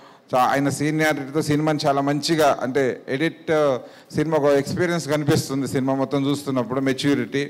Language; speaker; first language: Telugu; native; Telugu